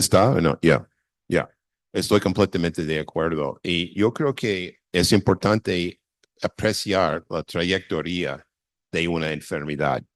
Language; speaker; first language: Spanish; non-native, fluent; English